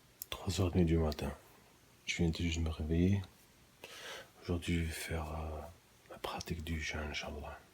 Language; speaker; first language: French; non-native, local second language; Arabic